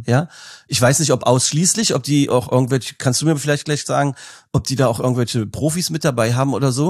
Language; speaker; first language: German; native; German